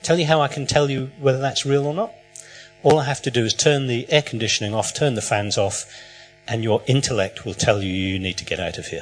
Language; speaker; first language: English; native; English